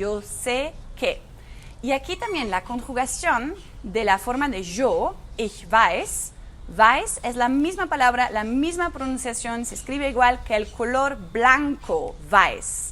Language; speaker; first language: Spanish; non-native, fluent; German